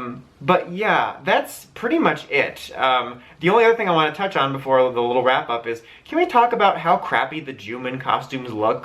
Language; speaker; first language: English; native; English